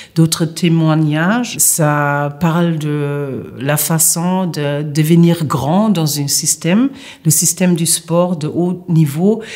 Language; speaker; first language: French; non-native, fluent; German